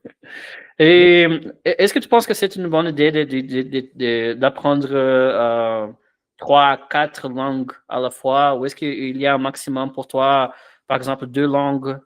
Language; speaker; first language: French; non-native, fluent; Portuguese